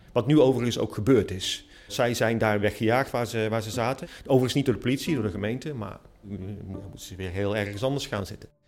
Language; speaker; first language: Dutch; native; Dutch